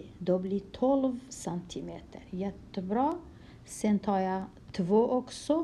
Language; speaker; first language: Swedish; non-native, fluent; Kurdish